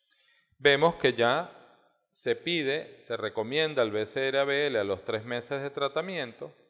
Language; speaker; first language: Spanish; native; Spanish